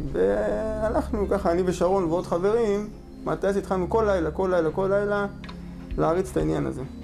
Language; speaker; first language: Hebrew; native; Hebrew